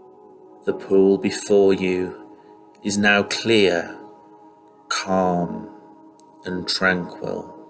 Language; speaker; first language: English; native; English